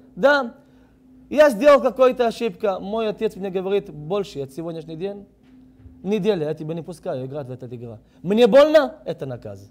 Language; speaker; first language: Russian; non-native, learner; Hebrew